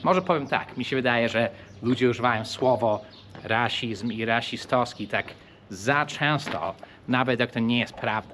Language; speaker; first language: Polish; early bilingual, heritage; English